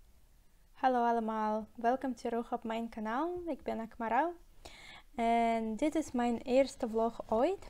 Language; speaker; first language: Dutch; non-native, learner; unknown